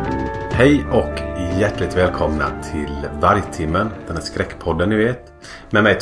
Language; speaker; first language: Swedish; native; Swedish